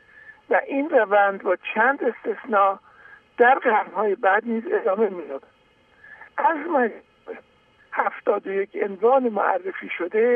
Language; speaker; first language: Persian; native; Persian